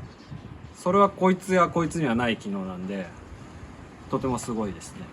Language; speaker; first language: Japanese; native; Japanese